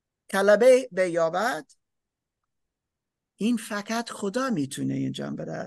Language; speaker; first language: Persian; non-native, learner; English